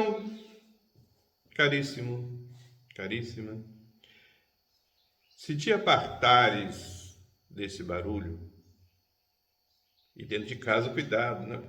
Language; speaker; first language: Portuguese; native; Portuguese